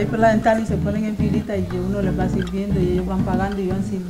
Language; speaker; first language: Spanish; native; Spanish